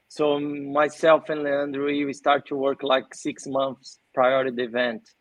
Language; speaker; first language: English; non-native, fluent; Portuguese